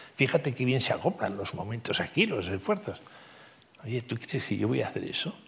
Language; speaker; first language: Spanish; native; Spanish